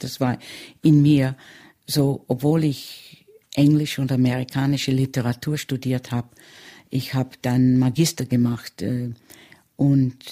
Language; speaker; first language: German; early bilingual, heritage; German